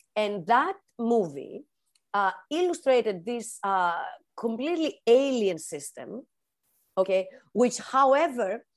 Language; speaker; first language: English; non-native, fluent; Greek